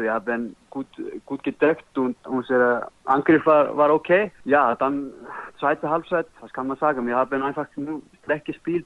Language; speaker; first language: German; non-native, learner; Icelandic